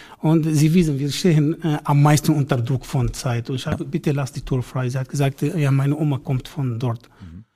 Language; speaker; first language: German; non-native, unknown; Arabic